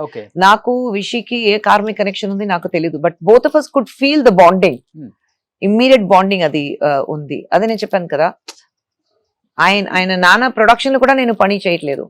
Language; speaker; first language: Telugu; non-native, fluent; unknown